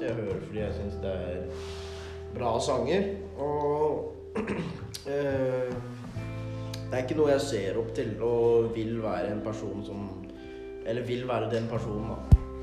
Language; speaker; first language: Norwegian; early bilingual, other home language; Thai